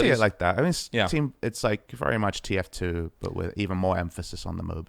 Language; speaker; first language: English; native; English